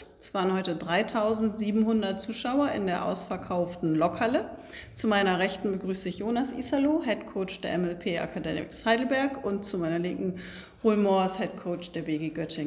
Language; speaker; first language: German; native; German